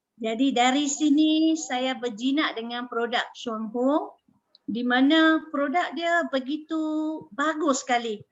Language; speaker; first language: Malay; native; Malay